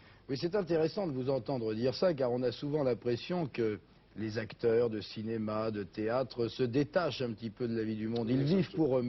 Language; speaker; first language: French; native; French